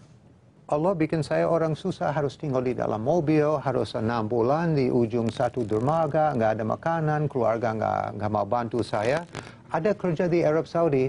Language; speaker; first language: Indonesian; non-native, fluent; English